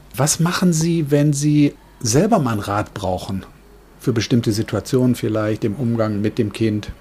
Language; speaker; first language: German; native; German